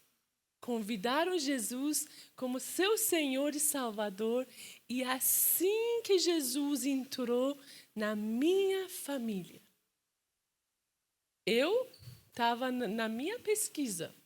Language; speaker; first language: Portuguese; non-native, fluent; Persian